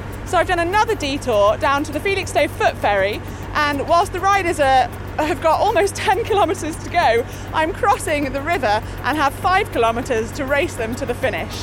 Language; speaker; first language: English; native; English